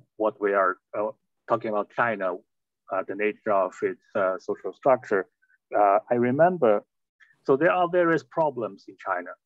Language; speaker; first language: English; non-native, fluent; Chinese